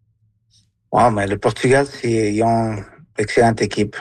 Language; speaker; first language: French; non-native, fluent; Spanish